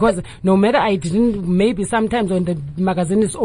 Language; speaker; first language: English; non-native, local second language; Xhosa